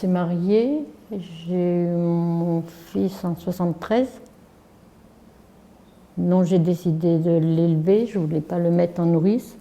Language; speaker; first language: French; native; French